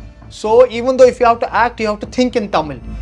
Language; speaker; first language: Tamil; non-native, learner; Kashmiri